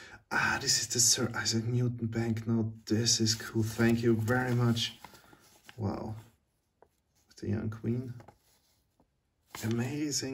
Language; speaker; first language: English; non-native, fluent; German